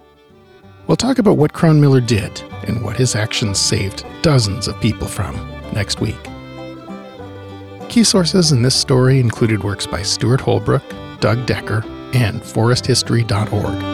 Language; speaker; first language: English; native; English